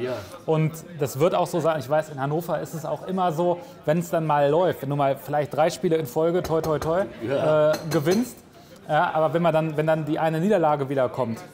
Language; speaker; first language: German; native; German